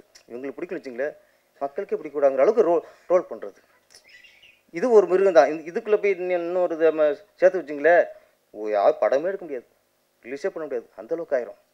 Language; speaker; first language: Tamil; native; Tamil